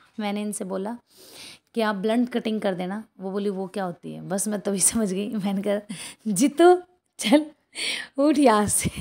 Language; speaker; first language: Hindi; native; Hindi